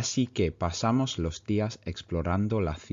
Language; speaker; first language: Spanish; non-native, fluent; English